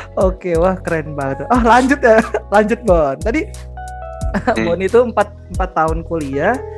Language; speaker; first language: Indonesian; native; Indonesian